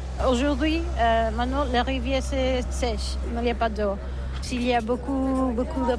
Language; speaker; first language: French; non-native, learner; Catalan